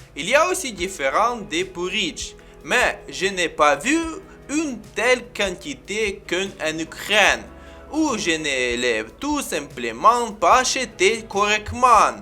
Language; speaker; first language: French; non-native, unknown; Ukrainian